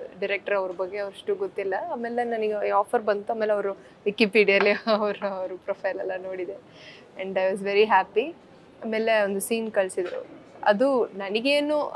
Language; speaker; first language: Kannada; early bilingual, heritage; Kannada